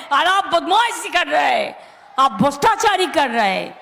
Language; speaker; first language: Hindi; non-native, local second language; Bangla